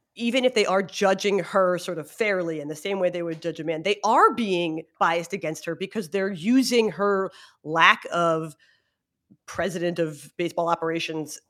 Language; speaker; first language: English; native; English